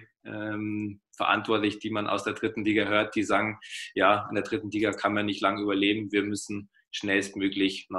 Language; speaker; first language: German; native; German